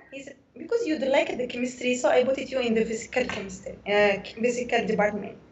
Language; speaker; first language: English; non-native, learner; Arabic